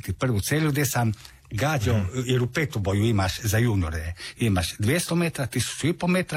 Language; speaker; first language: Croatian; native; Croatian